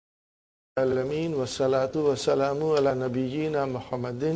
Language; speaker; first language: Arabic; non-native, fluent; Urdu